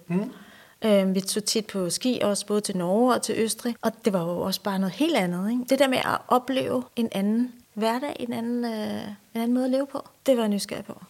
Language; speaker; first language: Danish; native; Danish